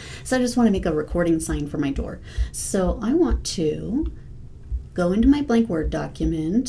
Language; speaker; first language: English; native; English